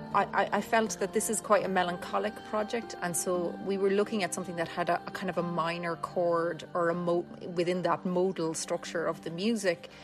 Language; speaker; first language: English; native; English